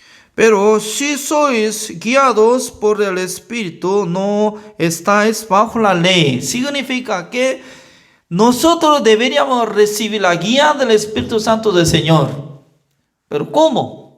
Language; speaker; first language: Spanish; non-native, learner; Korean